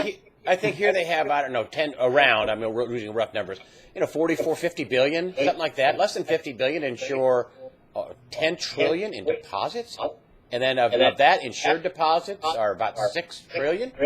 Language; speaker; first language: English; native; English